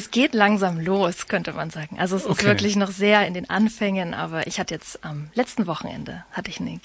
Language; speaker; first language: German; native; German